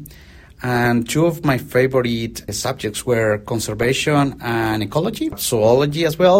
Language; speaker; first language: English; non-native, fluent; Spanish